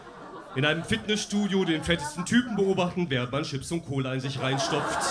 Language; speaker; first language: German; native; German